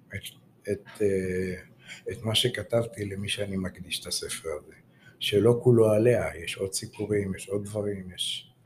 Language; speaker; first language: Hebrew; native; Hebrew